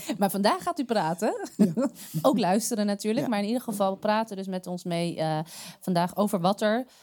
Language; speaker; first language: Dutch; native; Dutch